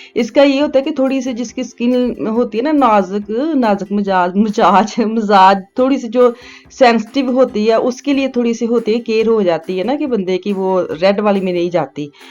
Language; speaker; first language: Urdu; non-native, local second language; Punjabi